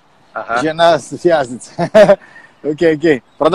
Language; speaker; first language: Russian; non-native, learner; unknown